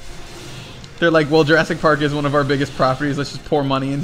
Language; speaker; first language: English; native; English